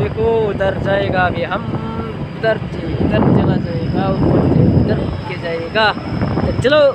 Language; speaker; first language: Hindi; non-native, local second language; Bodo